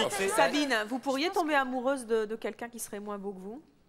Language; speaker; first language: French; native; French